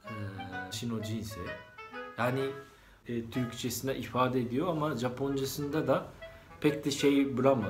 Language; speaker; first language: Turkish; non-native, fluent; Japanese